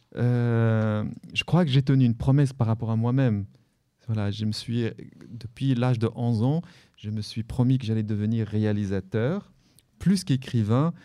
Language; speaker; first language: French; non-native, local second language; Arabic